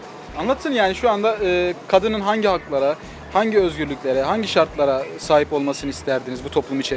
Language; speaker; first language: Turkish; native; Turkish